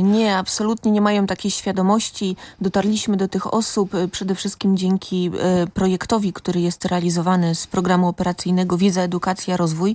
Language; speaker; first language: Polish; native; Polish